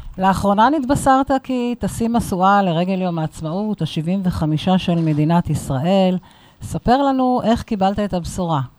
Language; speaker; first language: Hebrew; native; Hebrew